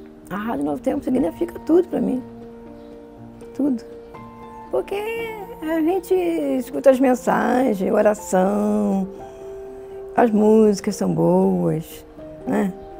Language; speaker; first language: Portuguese; native; Portuguese